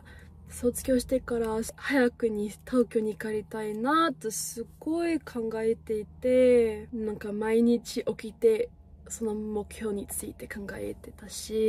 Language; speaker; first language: Japanese; non-native, fluent; English